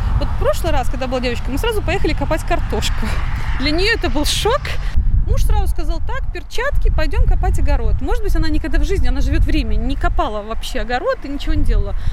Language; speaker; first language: Russian; native; Russian